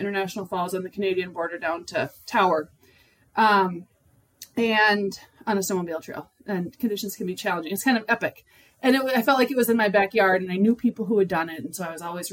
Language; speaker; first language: English; native; English